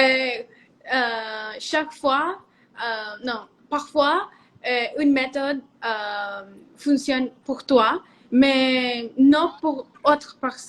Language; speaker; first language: French; non-native, learner; Spanish